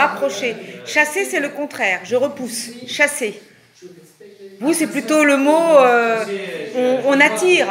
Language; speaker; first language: French; native; French